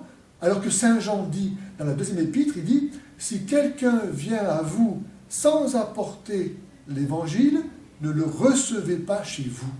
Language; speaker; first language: French; native; French